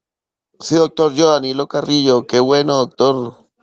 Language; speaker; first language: Spanish; native; Spanish